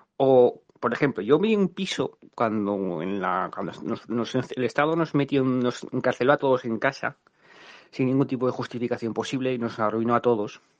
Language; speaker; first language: Spanish; native; Spanish